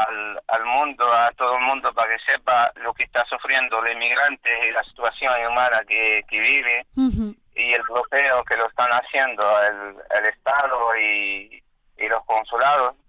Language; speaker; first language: Spanish; non-native, fluent; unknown